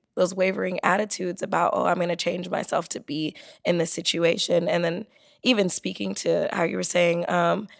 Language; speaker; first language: English; native; English